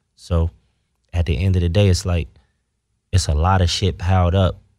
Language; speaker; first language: English; native; English